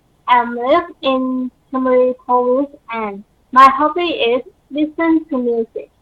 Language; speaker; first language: English; non-native, learner; Thai